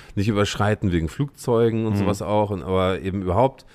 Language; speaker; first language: German; native; German